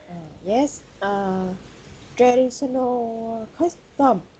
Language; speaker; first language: English; non-native, learner; Vietnamese